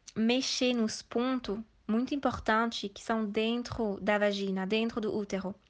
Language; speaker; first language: Portuguese; early bilingual, heritage; Portuguese